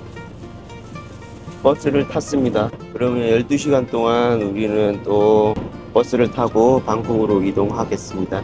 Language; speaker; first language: Korean; native; Korean